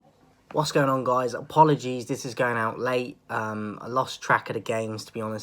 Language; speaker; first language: English; native; English